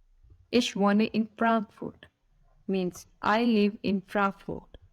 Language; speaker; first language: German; non-native, learner; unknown